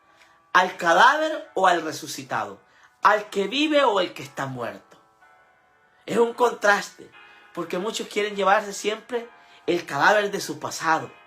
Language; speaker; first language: Spanish; native; Spanish